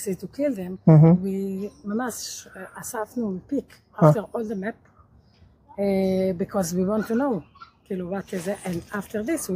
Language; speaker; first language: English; non-native, learner; Hebrew